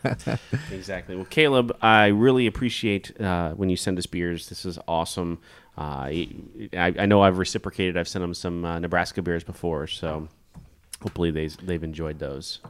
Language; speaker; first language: English; native; English